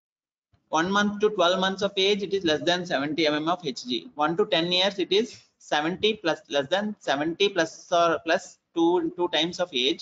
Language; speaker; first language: English; non-native, local second language; Telugu